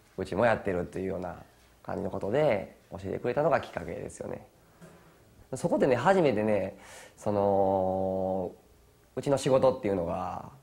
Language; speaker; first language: Japanese; native; Japanese